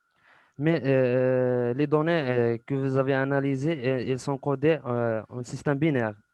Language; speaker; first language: French; non-native, local second language; Arabic